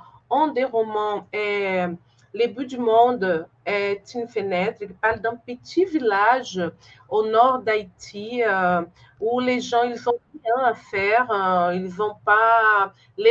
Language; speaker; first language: French; non-native, fluent; Portuguese